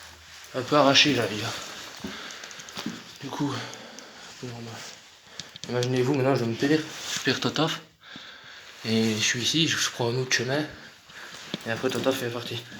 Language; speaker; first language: French; native; French